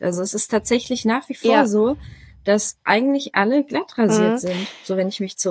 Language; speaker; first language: German; native; German